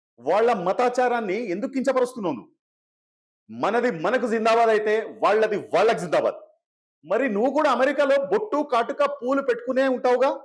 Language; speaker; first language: Telugu; native; Telugu